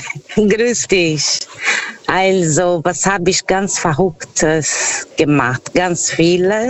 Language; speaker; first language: German; non-native, learner; Portuguese